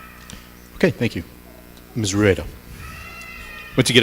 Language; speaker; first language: English; native; English